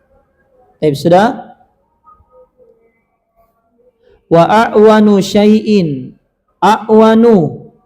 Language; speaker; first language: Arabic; non-native, fluent; Indonesian